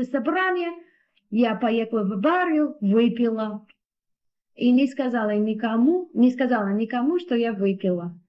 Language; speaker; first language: Russian; non-native, learner; English